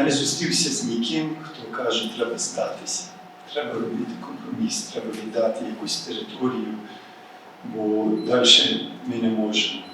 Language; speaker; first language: Ukrainian; early bilingual, heritage; Ukrainian